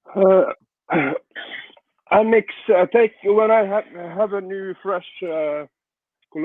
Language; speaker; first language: English; non-native, learner; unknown